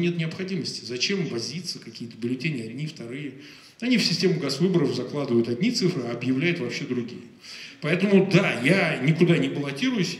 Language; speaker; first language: Russian; native; Russian